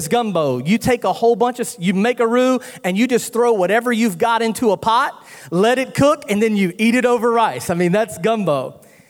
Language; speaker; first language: English; native; English